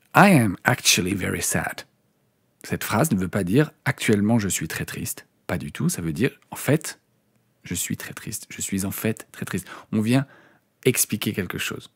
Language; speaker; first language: French; native; French